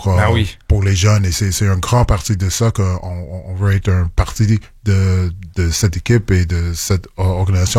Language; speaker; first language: French; non-native, local second language; English